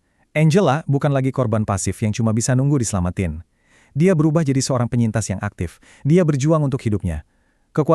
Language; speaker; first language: Indonesian; native; Indonesian